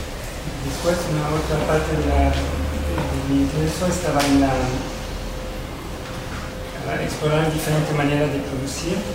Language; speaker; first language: Spanish; non-native, fluent; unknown